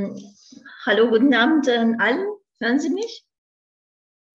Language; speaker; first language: German; non-native, fluent; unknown